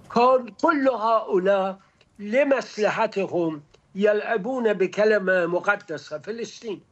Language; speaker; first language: Arabic; non-native, fluent; Persian